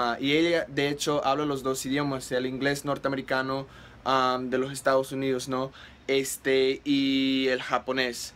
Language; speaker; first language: Spanish; non-native, fluent; English